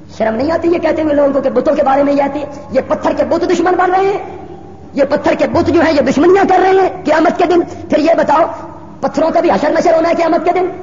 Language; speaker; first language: Urdu; non-native, local second language; Punjabi